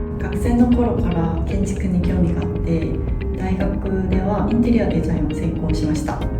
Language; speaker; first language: Japanese; non-native, fluent; Korean